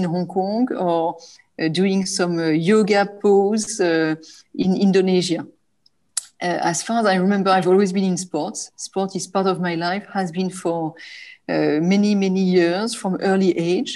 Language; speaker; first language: English; non-native, fluent; French